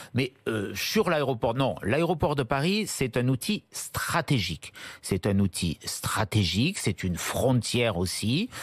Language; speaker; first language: French; native; French